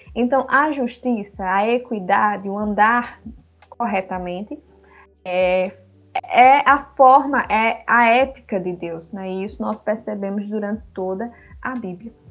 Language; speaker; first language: Portuguese; early bilingual, other home language; Upper Guinea Crioulo